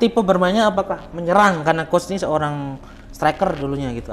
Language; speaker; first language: Indonesian; native; Indonesian